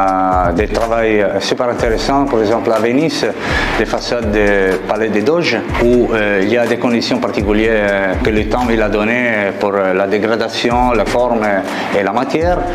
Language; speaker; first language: French; non-native, fluent; Italian